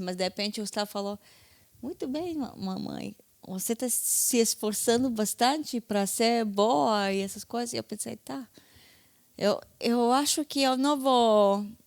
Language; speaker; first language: Portuguese; non-native, fluent; Hebrew